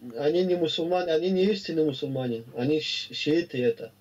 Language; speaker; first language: Russian; non-native, local second language; Tajik